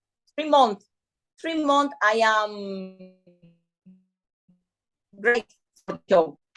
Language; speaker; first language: English; non-native, learner; Spanish